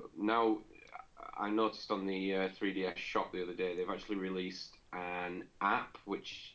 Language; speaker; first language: English; native; English